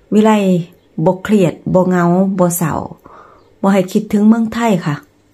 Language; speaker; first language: Thai; native; Thai